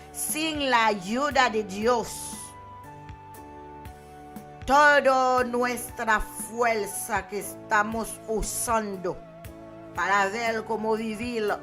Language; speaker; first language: Spanish; non-native, learner; Haitian Creole